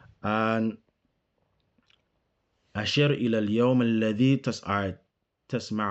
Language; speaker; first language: Arabic; non-native, fluent; English